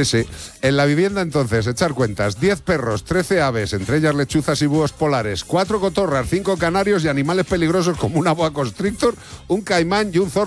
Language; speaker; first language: Spanish; native; Spanish